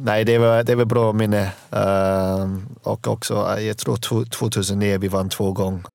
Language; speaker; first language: Swedish; non-native, learner; English